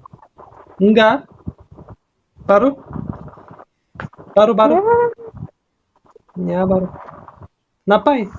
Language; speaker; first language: Indonesian; non-native, learner; Turkish